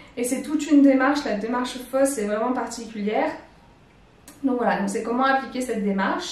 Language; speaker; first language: French; native; French